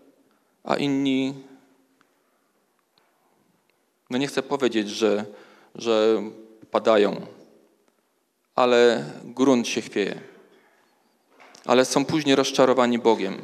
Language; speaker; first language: Polish; native; Polish